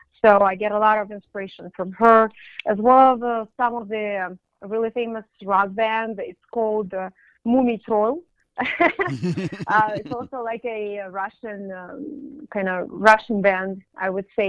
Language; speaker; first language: English; non-native, fluent; Russian